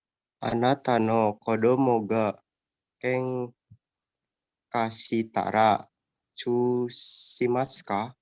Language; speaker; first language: Japanese; non-native, learner; Indonesian